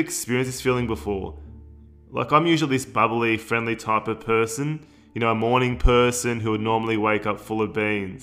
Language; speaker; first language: English; native; English